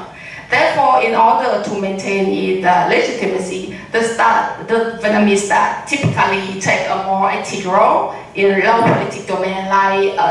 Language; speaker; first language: English; non-native, learner; Vietnamese